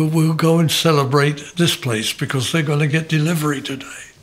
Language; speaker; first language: English; native; English